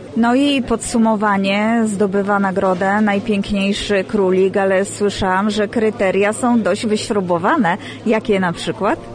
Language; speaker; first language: Polish; native; Polish